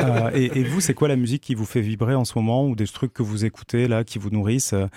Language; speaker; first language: French; native; French